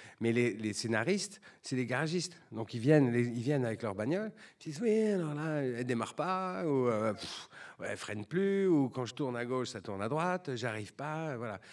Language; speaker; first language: French; native; French